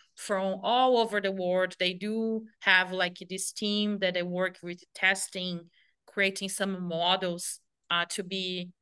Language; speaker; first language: English; non-native, fluent; Portuguese